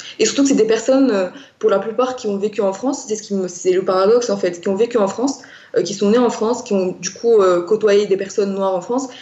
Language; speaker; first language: French; non-native, local second language; Arabic